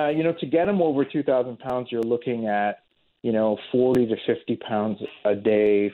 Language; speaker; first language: English; native; English